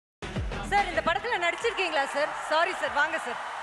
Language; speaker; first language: Tamil; native; Tamil